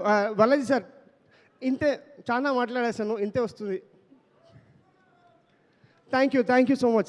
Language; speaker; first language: Telugu; non-native, learner; Kannada